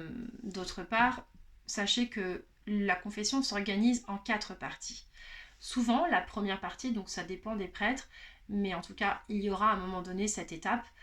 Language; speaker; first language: French; native; French